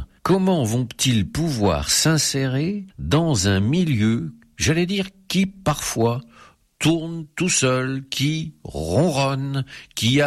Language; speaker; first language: French; native; French